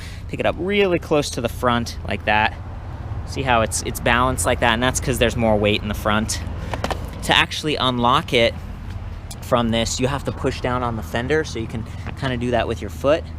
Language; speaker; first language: English; native; English